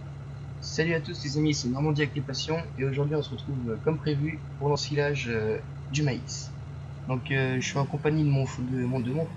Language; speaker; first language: French; native; French